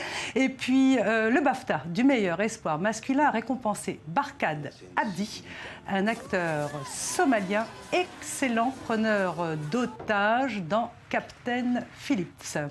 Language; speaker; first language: French; native; French